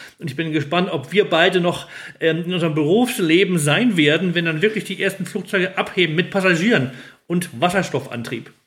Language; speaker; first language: German; native; German